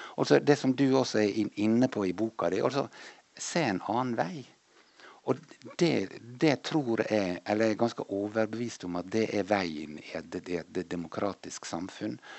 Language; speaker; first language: Norwegian; native; Norwegian